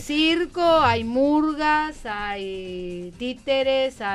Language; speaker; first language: Spanish; native; Spanish